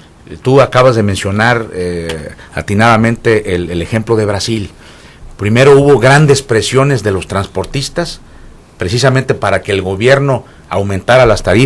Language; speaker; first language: Spanish; native; Spanish